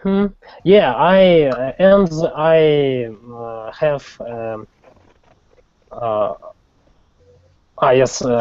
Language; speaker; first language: English; non-native, learner; Russian